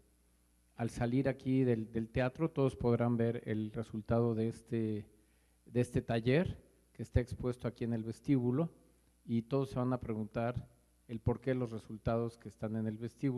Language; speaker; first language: Spanish; native; Spanish